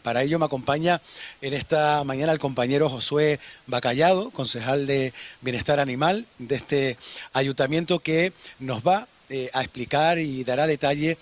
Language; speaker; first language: Spanish; native; Spanish